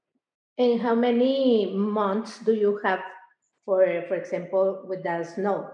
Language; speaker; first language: English; non-native, learner; Spanish